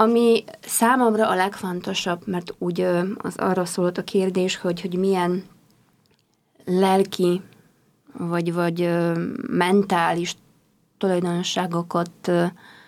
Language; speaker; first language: Hungarian; non-native, fluent; Polish